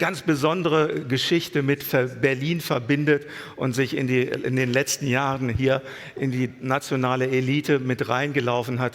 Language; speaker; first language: German; native; German